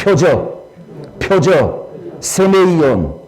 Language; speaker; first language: Korean; native; Korean